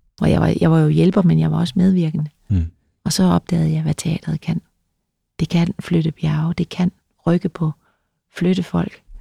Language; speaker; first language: Danish; native; Danish